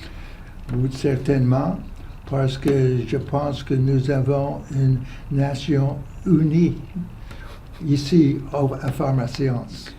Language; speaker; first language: French; non-native, fluent; English